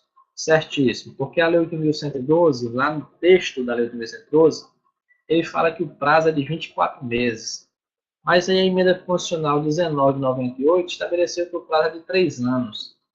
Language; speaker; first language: Portuguese; native; Portuguese